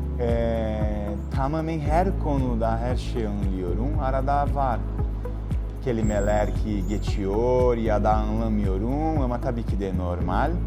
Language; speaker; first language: Turkish; non-native, learner; Portuguese